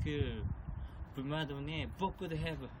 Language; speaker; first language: French; non-native, learner; Korean